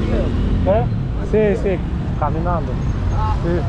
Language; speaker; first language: Spanish; non-native, learner; Romanian